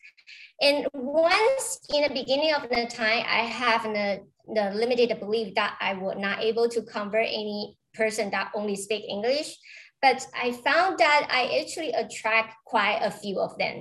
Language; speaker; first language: English; non-native, fluent; Chinese